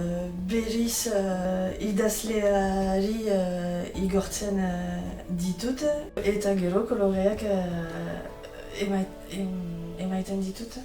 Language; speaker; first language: Basque; non-native, local second language; French